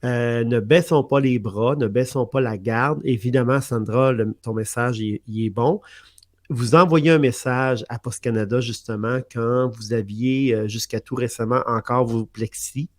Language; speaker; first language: French; native; French